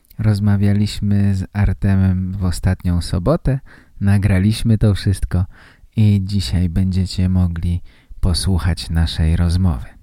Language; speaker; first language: Polish; native; Polish